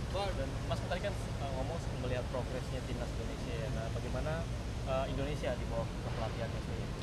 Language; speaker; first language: Indonesian; native; Indonesian